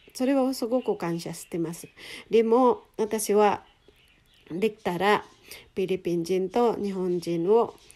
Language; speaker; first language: Japanese; non-native, fluent; Filipino